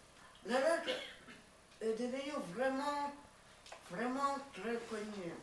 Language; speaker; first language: French; non-native, fluent; Russian